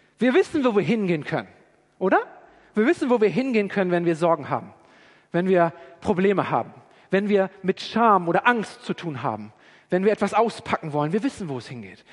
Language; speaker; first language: German; native; German